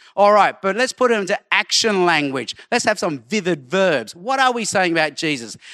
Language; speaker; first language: English; native; English